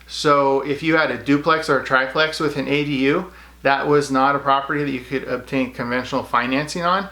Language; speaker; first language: English; native; English